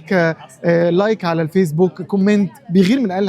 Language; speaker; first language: Arabic; native; Arabic